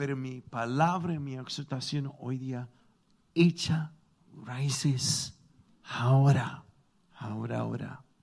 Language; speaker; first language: Spanish; non-native, fluent; English